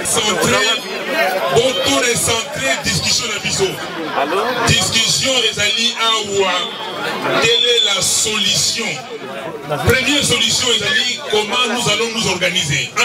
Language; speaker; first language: French; non-native, local second language; Lingala